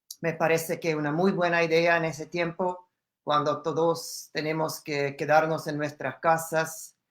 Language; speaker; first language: Spanish; non-native, fluent; German